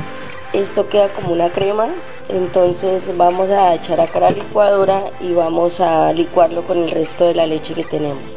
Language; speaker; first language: Spanish; native; Spanish